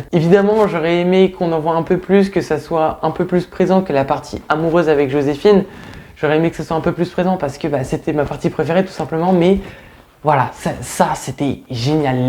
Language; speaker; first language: French; native; French